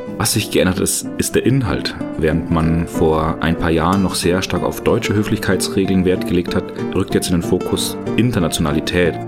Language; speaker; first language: German; native; German